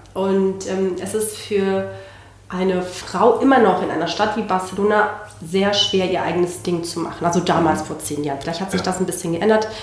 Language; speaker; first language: German; non-native, fluent; Spanish